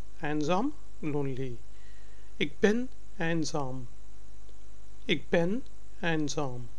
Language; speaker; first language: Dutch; non-native, learner; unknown